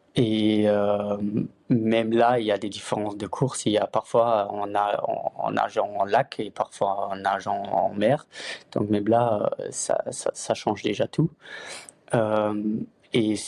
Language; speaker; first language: French; non-native, fluent; Luxembourgish